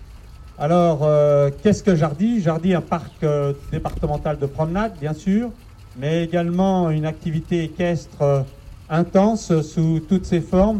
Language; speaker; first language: French; native; French